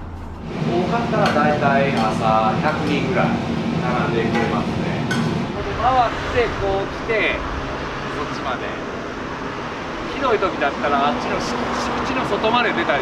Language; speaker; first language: Japanese; native; Japanese